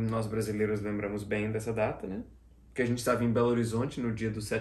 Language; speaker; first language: Portuguese; native; Portuguese